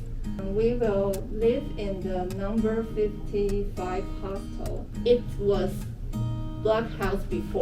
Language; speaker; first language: English; non-native, learner; Chinese